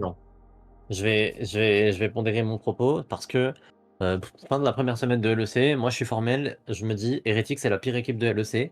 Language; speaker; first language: French; native; French